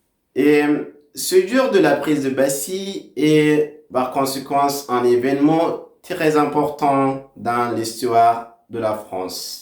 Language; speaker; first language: French; non-native, fluent; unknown